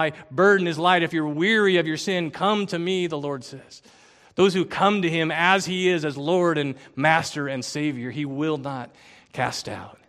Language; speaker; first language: English; native; English